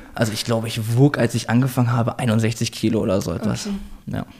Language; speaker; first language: German; native; German